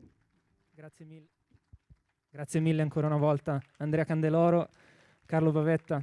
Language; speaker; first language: Italian; native; Italian